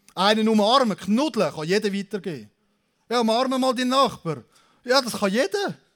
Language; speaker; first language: German; native; German